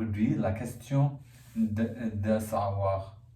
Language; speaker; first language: French; non-native, learner; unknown